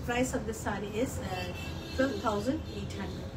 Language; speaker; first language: English; non-native, local second language; Bangla